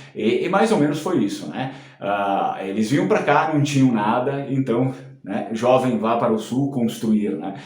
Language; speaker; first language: Portuguese; native; Portuguese